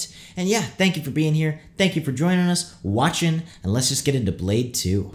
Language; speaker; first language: English; native; English